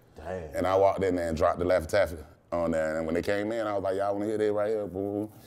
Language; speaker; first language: English; native; English